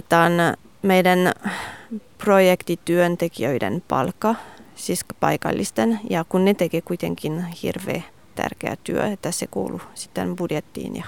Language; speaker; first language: Finnish; non-native, fluent; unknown